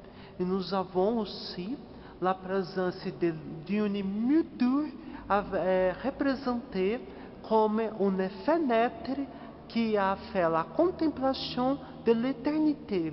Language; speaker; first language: French; non-native, learner; Portuguese